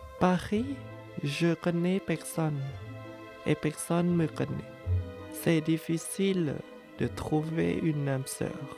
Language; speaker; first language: French; non-native, learner; Thai